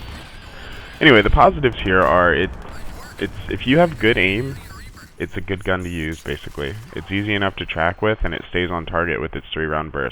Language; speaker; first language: English; native; English